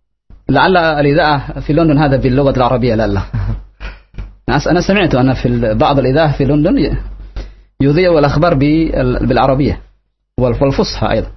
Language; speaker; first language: Arabic; non-native, fluent; Indonesian